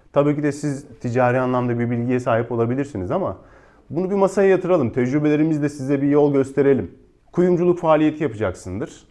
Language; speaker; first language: Turkish; native; Turkish